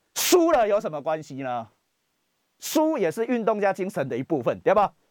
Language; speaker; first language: Chinese; native; Chinese